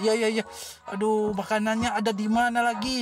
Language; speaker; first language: Indonesian; native; Indonesian